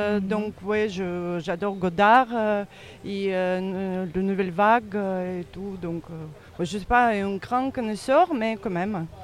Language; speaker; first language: French; non-native, fluent; Russian